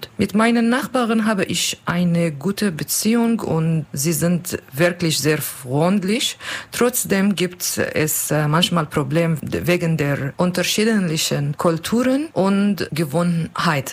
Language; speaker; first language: German; non-native, learner; Turkish